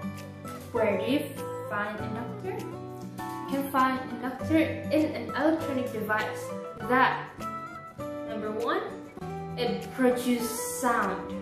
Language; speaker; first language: English; non-native, learner; Indonesian